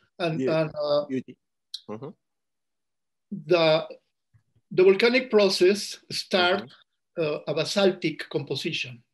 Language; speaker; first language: English; non-native, learner; Spanish